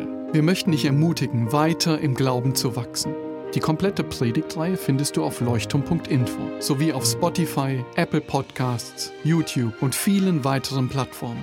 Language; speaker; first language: German; native; German